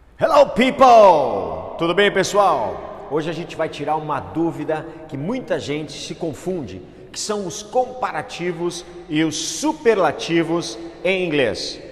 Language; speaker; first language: Portuguese; non-native, fluent; English